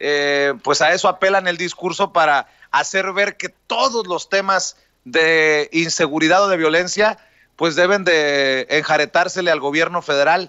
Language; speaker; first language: Spanish; native; Spanish